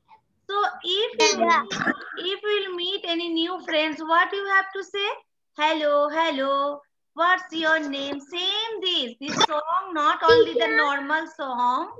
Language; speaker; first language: English; non-native, learner; Bangla